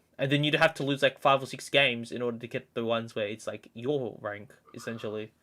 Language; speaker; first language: English; native; English